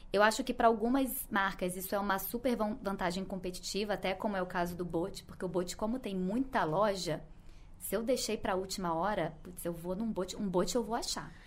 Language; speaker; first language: Portuguese; native; Portuguese